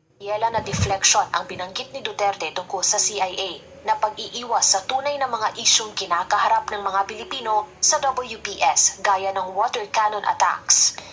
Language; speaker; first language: Filipino; native; Filipino